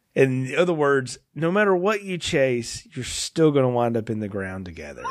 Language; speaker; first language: English; native; English